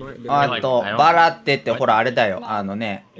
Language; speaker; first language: Japanese; native; Japanese